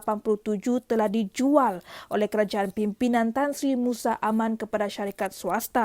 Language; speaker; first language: Malay; native; Malay